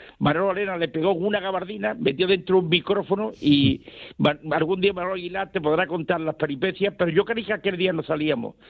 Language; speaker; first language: Spanish; native; Spanish